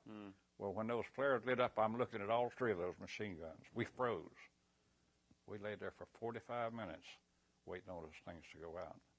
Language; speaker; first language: English; native; English